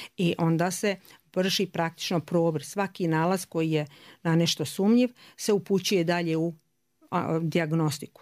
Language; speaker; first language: Croatian; native; Croatian